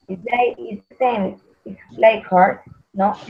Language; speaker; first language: English; non-native, learner; Spanish